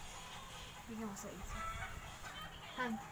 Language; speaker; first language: Filipino; native; Filipino